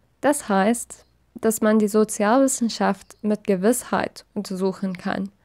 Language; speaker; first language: German; non-native, fluent; English